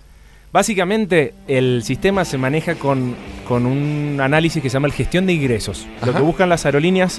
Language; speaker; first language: Spanish; native; Spanish